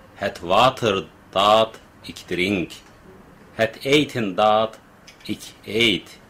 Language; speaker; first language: Dutch; non-native, learner; Turkish